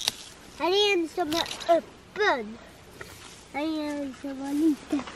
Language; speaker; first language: Swedish; early bilingual, other home language; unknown